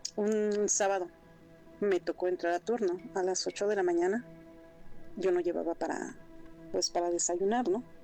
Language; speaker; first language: Spanish; native; Spanish